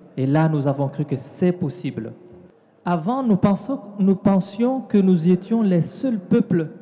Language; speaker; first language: French; non-native, local second language; Tamasheq